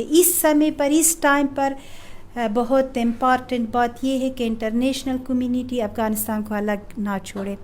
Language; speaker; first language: Hindi; non-native, fluent; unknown